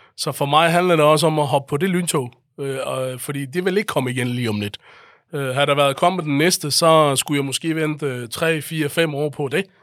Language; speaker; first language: Danish; early bilingual, other home language; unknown